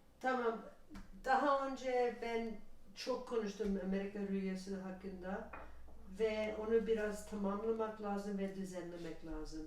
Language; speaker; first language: Turkish; non-native, learner; English